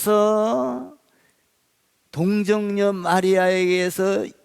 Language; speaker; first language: Korean; native; Korean